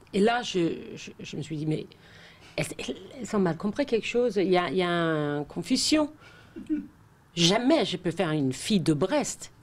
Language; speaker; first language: French; non-native, fluent; Danish